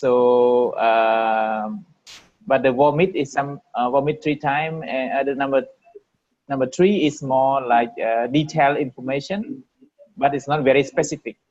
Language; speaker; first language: English; non-native, learner; Vietnamese